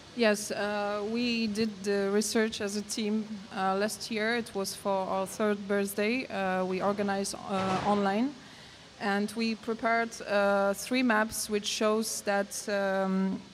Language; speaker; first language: English; non-native, learner; Polish